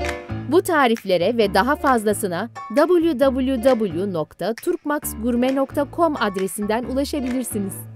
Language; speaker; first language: Turkish; native; Turkish